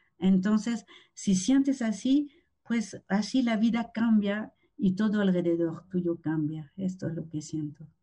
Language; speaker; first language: Spanish; non-native, fluent; French